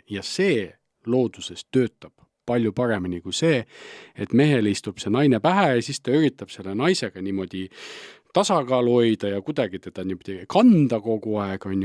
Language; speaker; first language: Estonian; native; Estonian